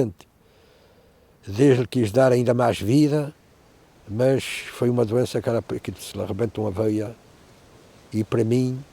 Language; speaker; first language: Portuguese; native; Portuguese